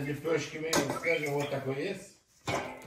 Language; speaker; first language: Russian; non-native, learner; Uzbek